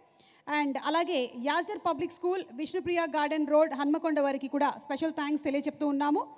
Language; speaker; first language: Telugu; native; Telugu